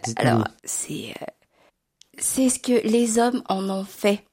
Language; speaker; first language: French; native; French